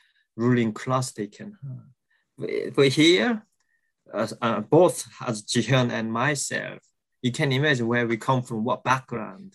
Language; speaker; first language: English; non-native, fluent; Korean